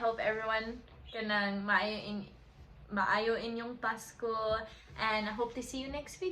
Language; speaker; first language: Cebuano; non-native, local second language; English